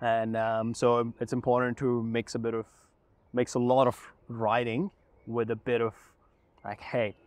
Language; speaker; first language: English; non-native, local second language; Hindi